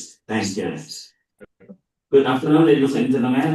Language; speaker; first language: English; non-native, fluent; Indonesian